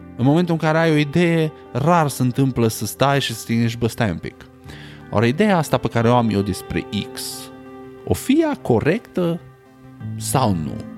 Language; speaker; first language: Romanian; native; Romanian